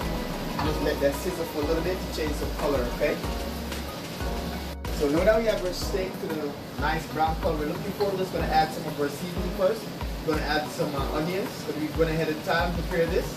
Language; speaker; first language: English; native; English